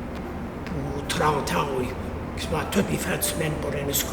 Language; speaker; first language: French; native; French